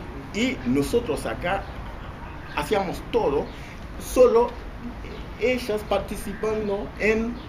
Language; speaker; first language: Spanish; non-native, fluent; Haitian Creole